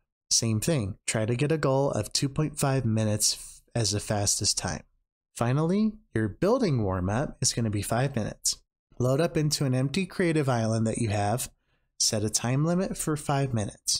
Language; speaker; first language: English; native; English